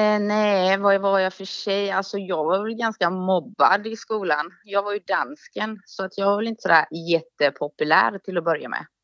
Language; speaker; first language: Swedish; early bilingual, other home language; Danish